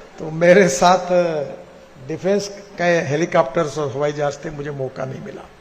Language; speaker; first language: Hindi; non-native, local second language; Marathi